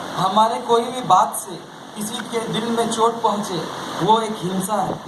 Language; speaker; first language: Hindi; non-native, local second language; Bangla